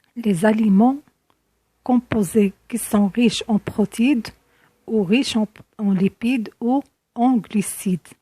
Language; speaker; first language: French; non-native, local second language; Arabic